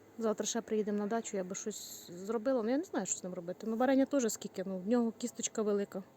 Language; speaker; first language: Ukrainian; native; Ukrainian